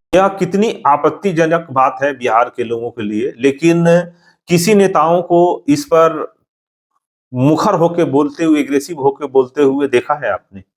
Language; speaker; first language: Hindi; native; Hindi